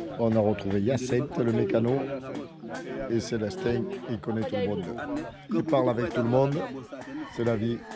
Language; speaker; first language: French; native; French